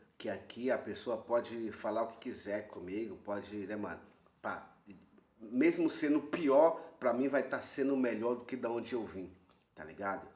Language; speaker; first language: Portuguese; native; Portuguese